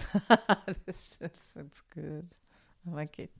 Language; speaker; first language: English; non-native, fluent; Hebrew